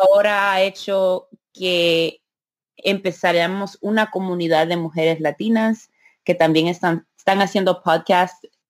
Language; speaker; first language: Spanish; early bilingual, heritage; Spanish